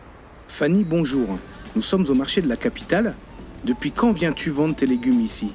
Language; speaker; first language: French; native; French